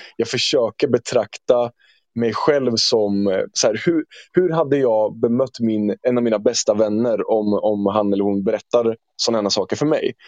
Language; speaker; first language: Swedish; early bilingual, other home language; Turkish